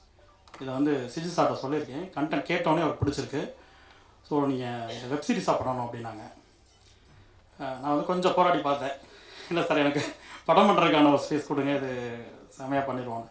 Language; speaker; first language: Tamil; native; Tamil